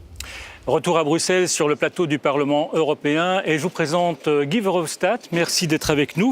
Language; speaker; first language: French; native; French